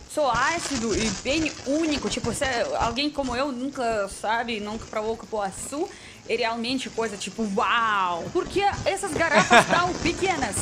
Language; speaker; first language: Portuguese; non-native, learner; Russian